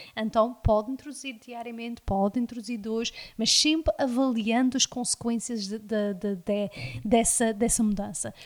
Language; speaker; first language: Portuguese; early bilingual, heritage; Portuguese